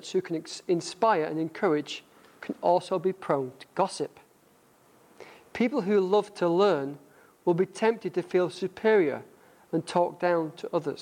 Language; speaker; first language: English; native; English